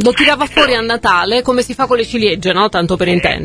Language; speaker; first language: Italian; native; Italian